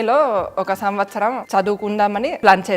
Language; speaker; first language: Telugu; non-native, fluent; Finnish